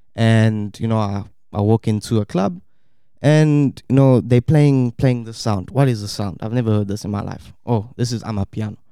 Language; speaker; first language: English; native; English